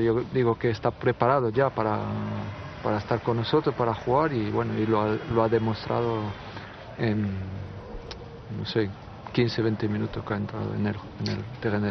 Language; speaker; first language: Spanish; non-native, fluent; French